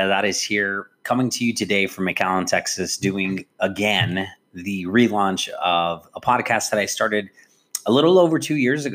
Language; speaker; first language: English; native; English